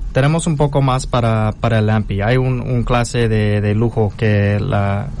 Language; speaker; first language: Spanish; non-native, learner; English